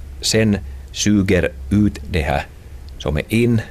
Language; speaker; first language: Swedish; non-native, local second language; Finnish